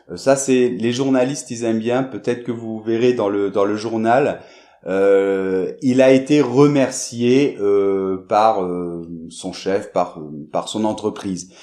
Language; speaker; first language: French; native; French